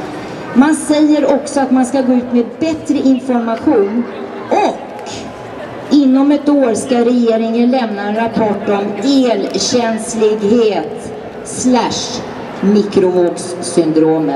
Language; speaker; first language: Swedish; native; Swedish